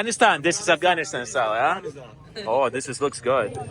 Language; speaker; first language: English; non-native, learner; Lithuanian